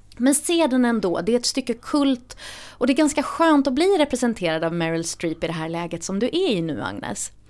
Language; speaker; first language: Swedish; native; Swedish